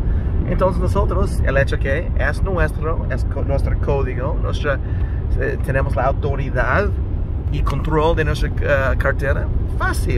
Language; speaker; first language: Spanish; early bilingual, heritage; English